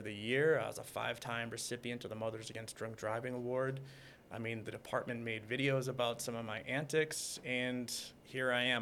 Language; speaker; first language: English; native; English